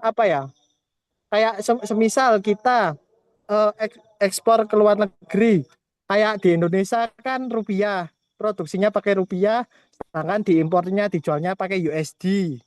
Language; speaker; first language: Indonesian; native; Indonesian